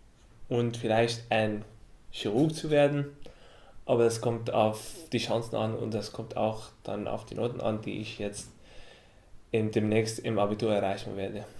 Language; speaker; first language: German; early bilingual, other home language; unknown